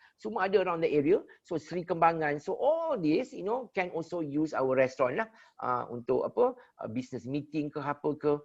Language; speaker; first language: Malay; native; Malay